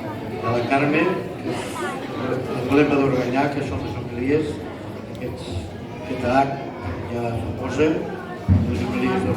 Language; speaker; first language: Catalan; native; Catalan